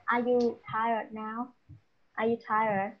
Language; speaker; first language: English; non-native, fluent; Vietnamese